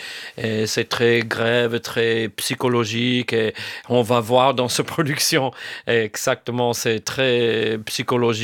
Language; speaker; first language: French; non-native, fluent; English